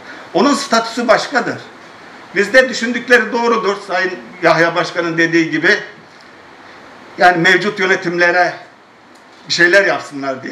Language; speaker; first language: Turkish; native; Turkish